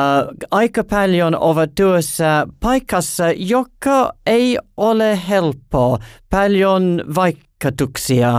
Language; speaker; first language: Finnish; non-native, learner; English